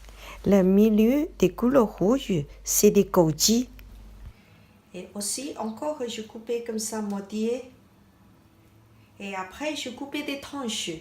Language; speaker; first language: French; non-native, learner; Chinese